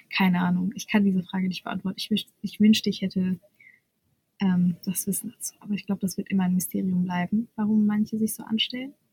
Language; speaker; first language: German; early bilingual, other home language; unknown